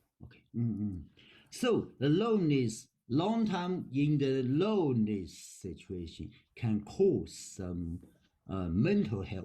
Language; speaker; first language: English; non-native, learner; Chinese